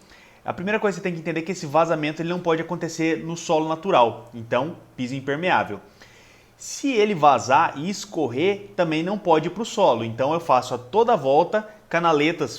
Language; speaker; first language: Portuguese; native; Portuguese